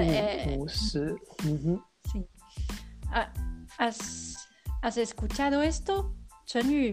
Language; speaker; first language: Spanish; non-native, learner; Chinese